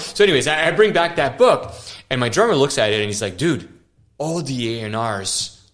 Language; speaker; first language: English; non-native, fluent; French